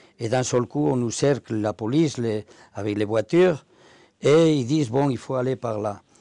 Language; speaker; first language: French; non-native, fluent; Spanish